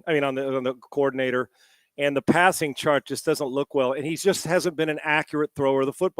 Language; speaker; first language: English; native; English